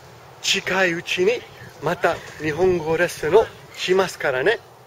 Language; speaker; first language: Japanese; non-native, fluent; English